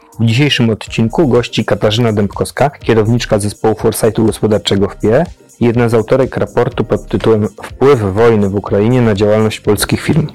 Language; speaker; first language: Polish; native; Polish